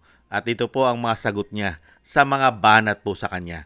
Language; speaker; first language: Filipino; native; Filipino